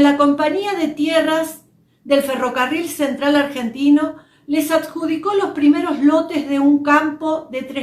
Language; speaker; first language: Spanish; native; Spanish